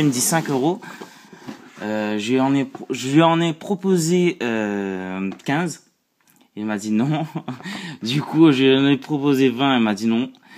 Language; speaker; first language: French; native; French